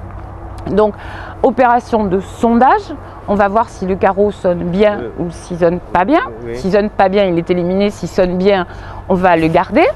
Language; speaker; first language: French; native; French